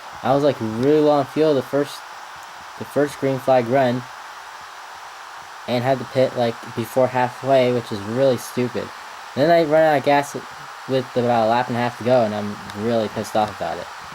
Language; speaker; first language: English; native; English